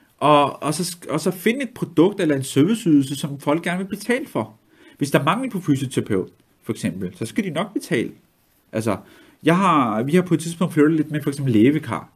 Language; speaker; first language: Danish; early bilingual, other home language; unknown